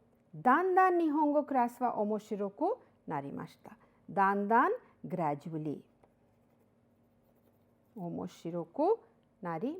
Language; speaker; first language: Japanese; non-native, fluent; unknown